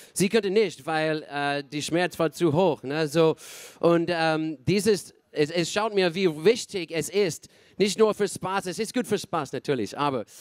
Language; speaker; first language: German; non-native, learner; English